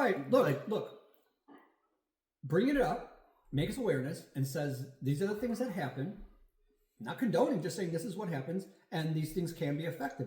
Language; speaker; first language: English; native; English